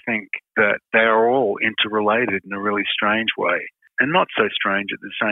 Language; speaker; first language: English; native; English